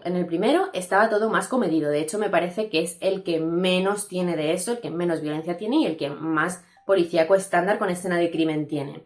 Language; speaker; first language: Spanish; native; Spanish